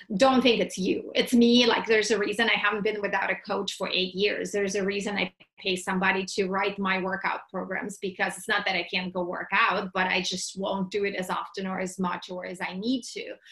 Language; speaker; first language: English; non-native, fluent; Russian